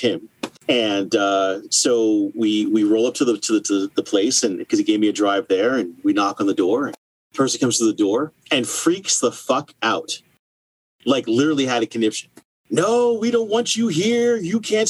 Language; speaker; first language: English; native; English